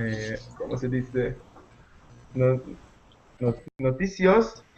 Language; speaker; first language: Spanish; non-native, learner; Hebrew